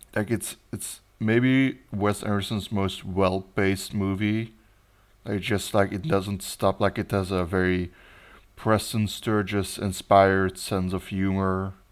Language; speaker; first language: English; non-native, fluent; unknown